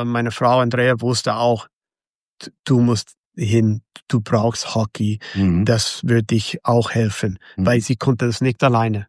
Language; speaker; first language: German; non-native, fluent; English